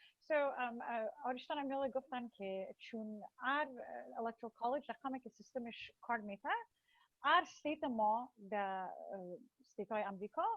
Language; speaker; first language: Persian; early bilingual, heritage; Persian